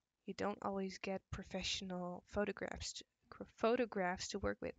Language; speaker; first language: English; non-native, fluent; Dutch